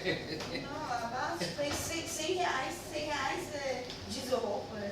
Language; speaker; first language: French; non-native, learner; Portuguese